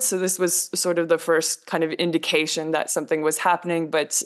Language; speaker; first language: English; native; English